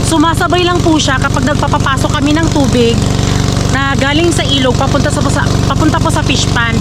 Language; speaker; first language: Filipino; non-native, local second language; Cebuano